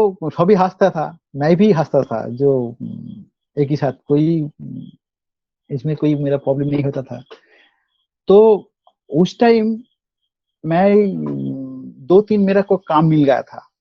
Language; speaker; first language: Hindi; non-native, local second language; Bangla